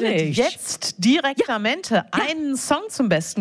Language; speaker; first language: German; native; German